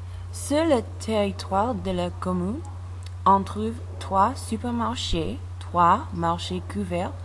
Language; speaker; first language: French; non-native, learner; English